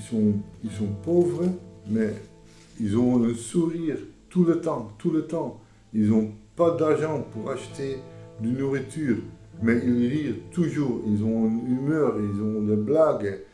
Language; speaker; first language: French; non-native, fluent; Dutch